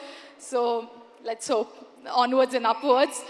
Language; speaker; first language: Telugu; non-native, learner; Kannada